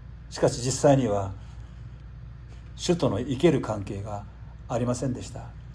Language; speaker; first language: Japanese; native; Japanese